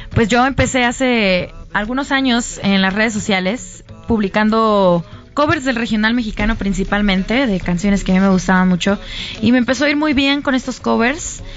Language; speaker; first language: Spanish; native; Spanish